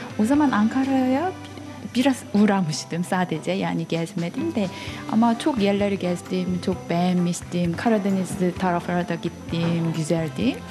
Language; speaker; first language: Turkish; non-native, fluent; Korean